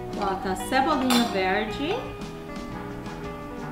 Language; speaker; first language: Portuguese; non-native, fluent; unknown